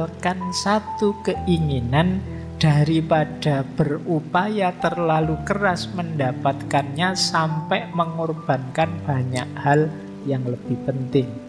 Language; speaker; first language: Indonesian; native; Indonesian